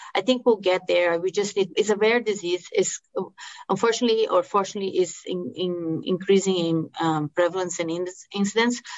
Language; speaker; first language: English; non-native, fluent; Portuguese